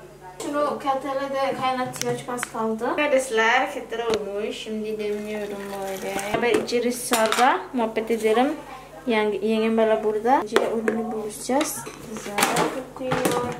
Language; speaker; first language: Turkish; non-native, learner; Indonesian